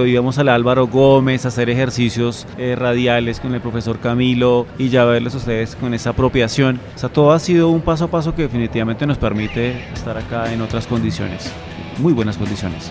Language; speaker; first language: Spanish; native; Spanish